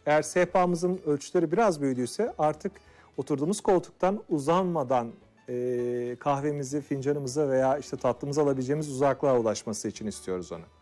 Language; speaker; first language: Turkish; native; Turkish